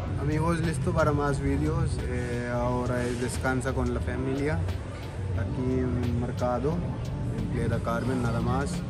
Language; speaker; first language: Spanish; non-native, learner; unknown